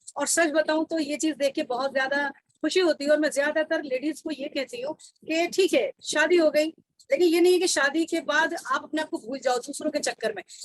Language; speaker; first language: Hindi; native; Hindi